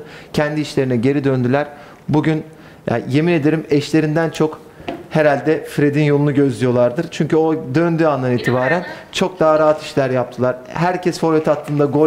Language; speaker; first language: Turkish; native; Turkish